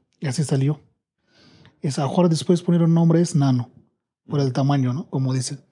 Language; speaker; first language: Spanish; non-native, learner; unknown